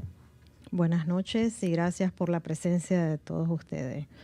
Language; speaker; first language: Spanish; native; Spanish